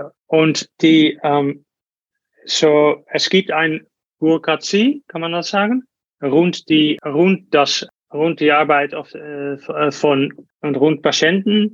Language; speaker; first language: German; non-native, learner; Dutch